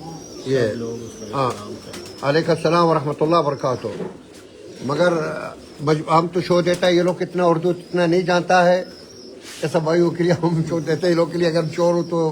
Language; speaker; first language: Hindi; non-native, learner; Arabic